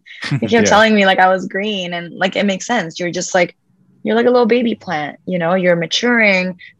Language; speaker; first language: English; early bilingual, other home language; Spanish